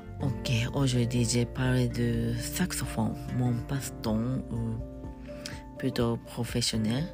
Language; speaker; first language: French; non-native, learner; Japanese